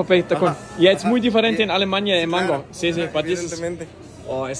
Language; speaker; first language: Spanish; non-native, learner; German